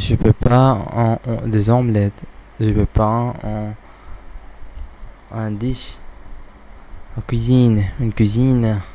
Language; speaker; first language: French; non-native, learner; English